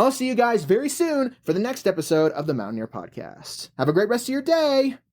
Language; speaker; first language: English; native; English